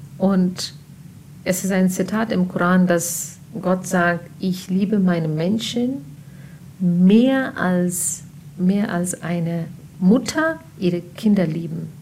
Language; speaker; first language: German; non-native, fluent; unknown